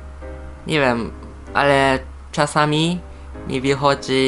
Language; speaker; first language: Polish; non-native, fluent; Japanese